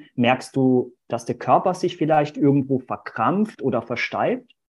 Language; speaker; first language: German; early bilingual, other home language; Portuguese